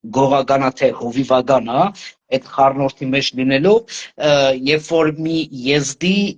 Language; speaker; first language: Armenian; native; Armenian